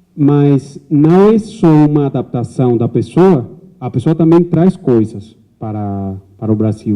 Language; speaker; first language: Portuguese; non-native, fluent; Spanish